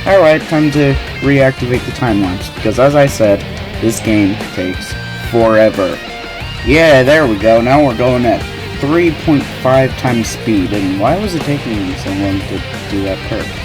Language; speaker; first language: English; native; English